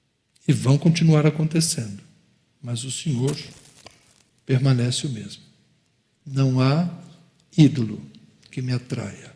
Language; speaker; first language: Portuguese; native; Portuguese